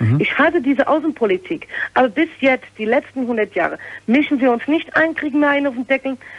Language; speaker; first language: German; early bilingual, heritage; English